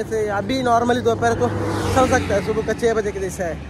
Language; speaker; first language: Hindi; non-native, local second language; Kannada